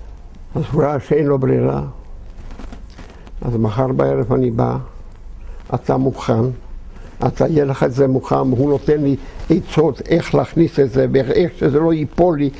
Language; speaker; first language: Hebrew; non-native, fluent; Yiddish